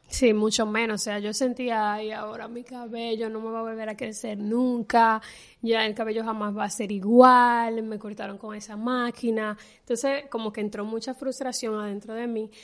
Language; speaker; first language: Spanish; native; Spanish